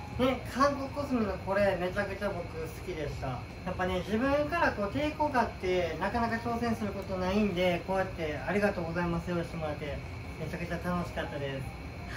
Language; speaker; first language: Japanese; native; Japanese